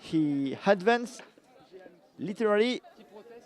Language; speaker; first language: English; non-native, learner; French